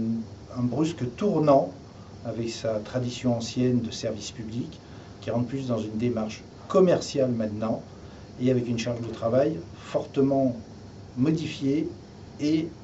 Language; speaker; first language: French; native; French